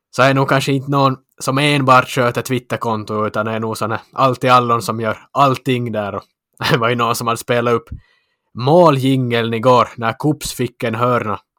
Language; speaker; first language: Swedish; native; Swedish